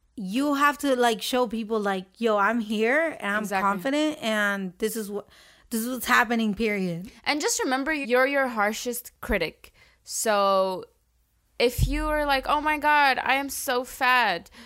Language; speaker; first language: English; early bilingual, other home language; Arabic